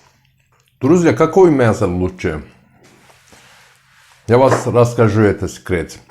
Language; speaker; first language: Russian; non-native, learner; Turkish